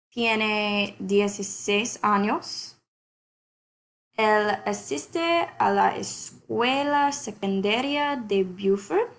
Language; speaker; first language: Spanish; non-native, learner; English